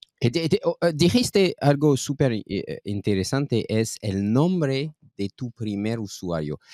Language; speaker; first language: Spanish; non-native, fluent; French